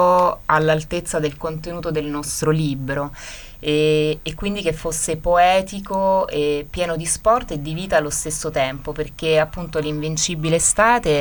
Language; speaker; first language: Italian; native; Italian